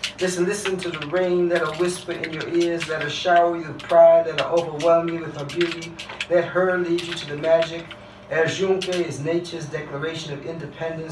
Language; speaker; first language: English; early bilingual, other home language; Spanish